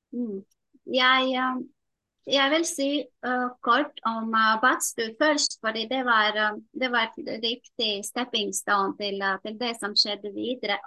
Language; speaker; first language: Norwegian; non-native, fluent; Latvian